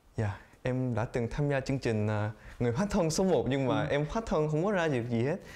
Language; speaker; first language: Vietnamese; early bilingual, other home language; Korean